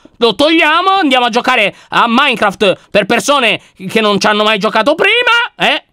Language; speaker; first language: Italian; native; Italian